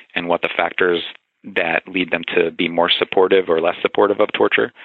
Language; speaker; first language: English; native; English